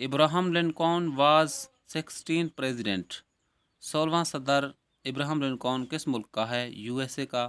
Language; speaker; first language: Urdu; native; Urdu